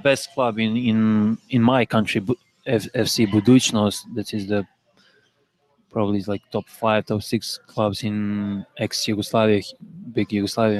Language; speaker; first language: English; non-native, learner; Serbian